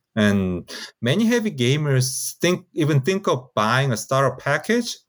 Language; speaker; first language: English; non-native, fluent; Korean